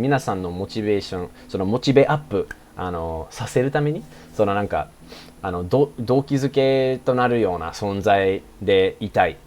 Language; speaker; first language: Japanese; non-native, fluent; English